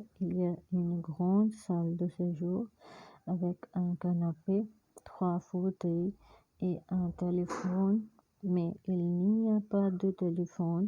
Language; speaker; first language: French; non-native, fluent; Hindi